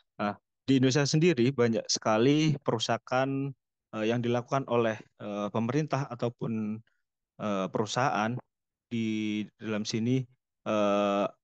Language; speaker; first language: Indonesian; non-native, local second language; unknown